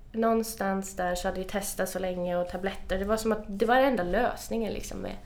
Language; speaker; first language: Swedish; native; Swedish